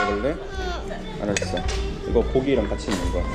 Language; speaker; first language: Korean; native; Korean